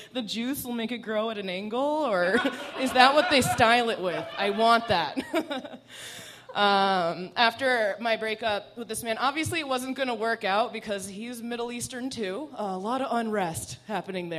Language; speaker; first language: English; non-native, fluent; Persian